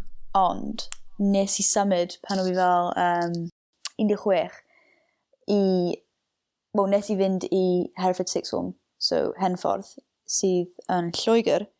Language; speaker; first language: Welsh; non-native, local second language; English